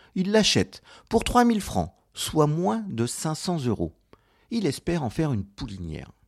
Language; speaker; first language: French; native; French